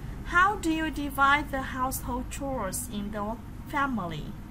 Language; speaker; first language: English; non-native, fluent; Vietnamese